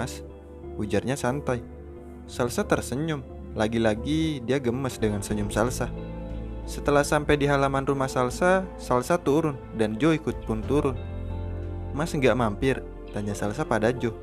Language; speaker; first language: Indonesian; native; Indonesian